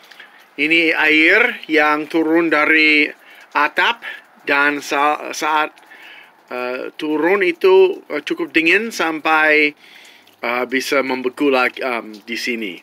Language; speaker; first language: Indonesian; non-native, fluent; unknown